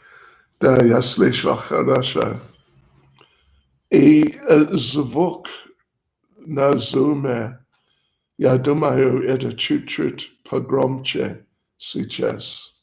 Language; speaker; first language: Russian; non-native, learner; English